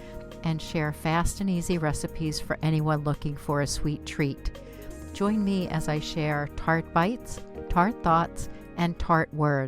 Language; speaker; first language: English; native; English